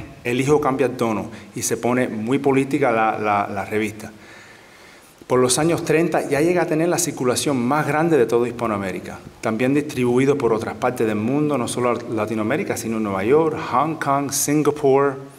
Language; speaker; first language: Spanish; early bilingual, heritage; Spanish